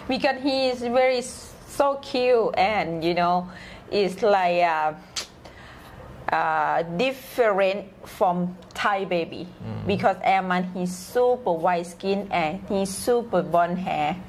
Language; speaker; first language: English; non-native, learner; Thai